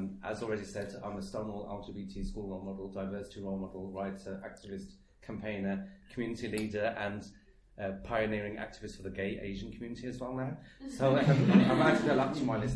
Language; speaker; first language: English; native; English